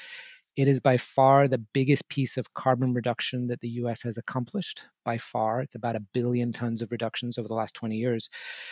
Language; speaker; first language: English; native; English